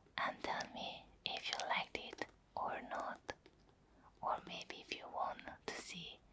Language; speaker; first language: English; non-native, fluent; Italian